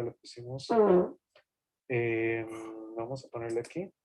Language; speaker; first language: Spanish; native; Spanish